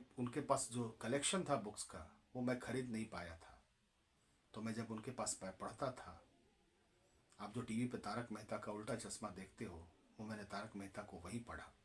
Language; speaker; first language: Hindi; native; Hindi